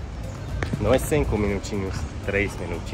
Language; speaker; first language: Portuguese; non-native, learner; English